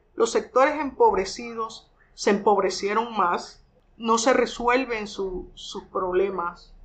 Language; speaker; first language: Spanish; native; Spanish